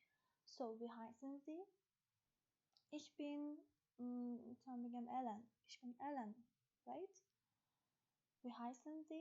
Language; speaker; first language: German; non-native, fluent; Persian